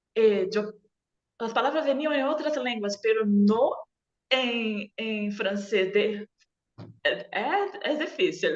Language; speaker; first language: Spanish; non-native, learner; Portuguese